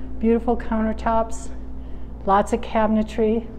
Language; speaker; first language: English; native; English